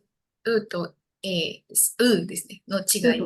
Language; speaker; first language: Japanese; non-native, fluent; Indonesian